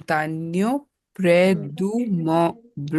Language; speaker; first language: French; non-native, learner; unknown